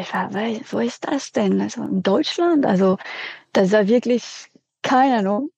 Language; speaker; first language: German; non-native, fluent; French